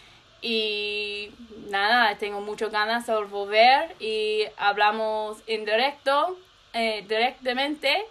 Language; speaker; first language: Spanish; non-native, learner; English